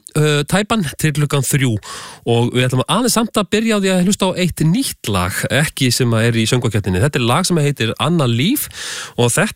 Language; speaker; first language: Icelandic; native; Icelandic